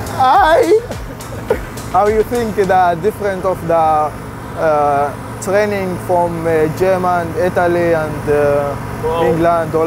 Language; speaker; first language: English; non-native, learner; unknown